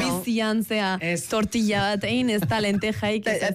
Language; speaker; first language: Basque; native; Basque